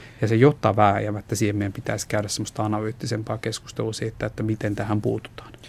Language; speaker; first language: Finnish; non-native, local second language; Swedish